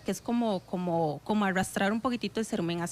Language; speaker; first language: Spanish; native; Spanish